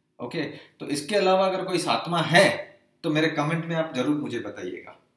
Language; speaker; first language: Hindi; non-native, local second language; Gujarati